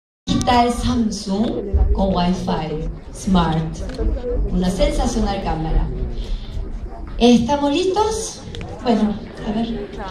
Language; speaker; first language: Spanish; native; Spanish